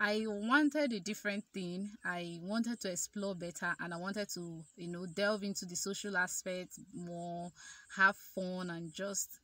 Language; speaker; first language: English; non-native, local second language; Igbo